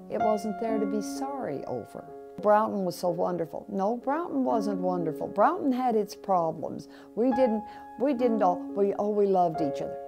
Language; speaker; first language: English; native; English